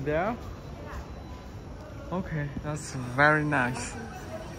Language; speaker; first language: English; non-native, learner; Chinese